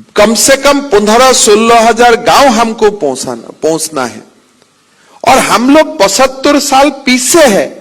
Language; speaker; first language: Hindi; non-native, local second language; Assamese